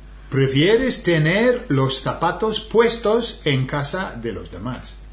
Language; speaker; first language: Spanish; non-native, fluent; English